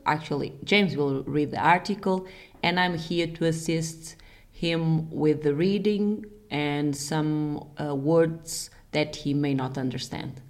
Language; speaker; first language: English; non-native, fluent; Portuguese